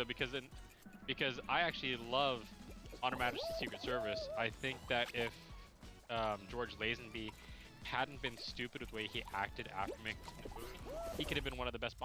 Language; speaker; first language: English; native; English